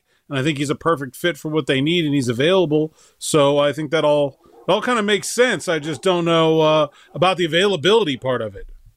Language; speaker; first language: English; native; English